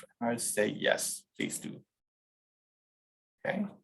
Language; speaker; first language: English; non-native, fluent; Korean